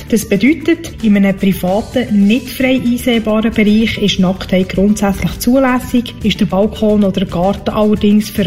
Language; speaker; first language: German; native; German